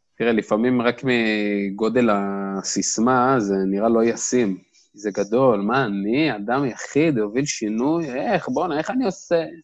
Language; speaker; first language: Hebrew; native; Hebrew